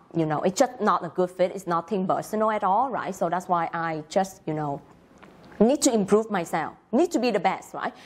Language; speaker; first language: English; non-native, learner; Vietnamese